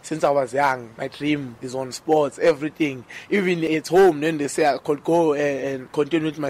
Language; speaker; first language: English; non-native, local second language; Zulu